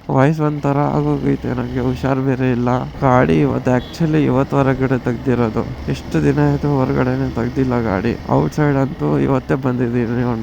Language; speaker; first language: Kannada; non-native, local second language; Lambadi